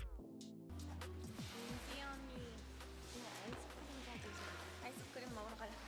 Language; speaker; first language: Korean; non-native, fluent; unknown